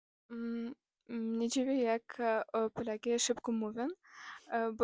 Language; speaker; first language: Polish; non-native, fluent; Ukrainian